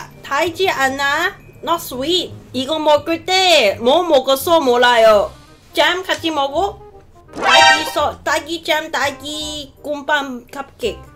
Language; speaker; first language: Korean; non-native, learner; Cantonese